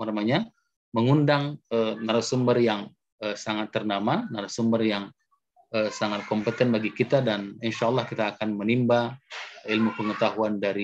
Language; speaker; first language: Indonesian; native; Indonesian